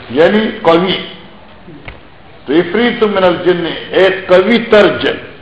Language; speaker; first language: Urdu; non-native, local second language; Northern Hindko